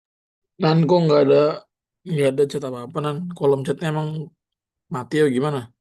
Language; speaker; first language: Indonesian; native; Indonesian